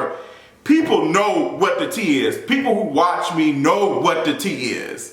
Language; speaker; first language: English; native; English